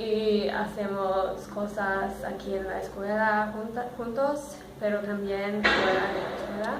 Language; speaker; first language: Spanish; non-native, learner; Swedish